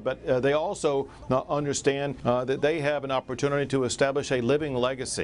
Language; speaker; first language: English; native; English